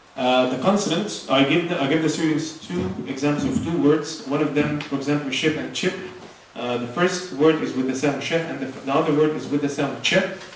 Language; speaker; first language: English; non-native, fluent; Arabic